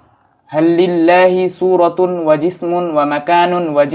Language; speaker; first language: Arabic; non-native, learner; Bangla